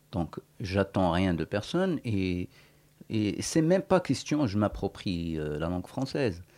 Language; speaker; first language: French; non-native, local second language; Berber languages